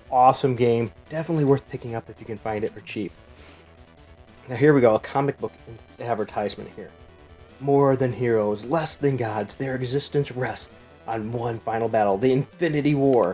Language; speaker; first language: English; native; English